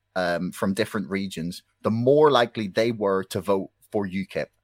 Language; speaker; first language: English; native; English